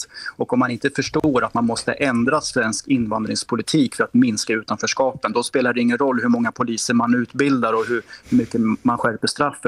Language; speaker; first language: Swedish; native; Swedish